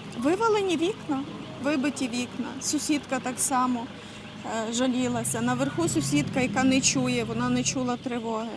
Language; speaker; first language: Ukrainian; native; Ukrainian